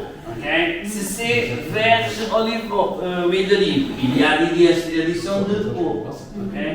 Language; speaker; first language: French; non-native, learner; Portuguese